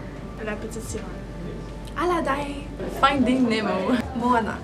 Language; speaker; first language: French; native; French